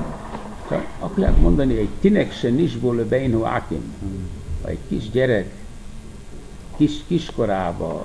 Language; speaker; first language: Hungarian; non-native, fluent; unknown